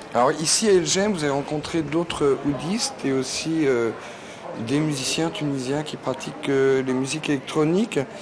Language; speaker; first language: French; native; French